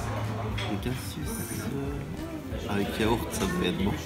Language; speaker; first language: French; native; French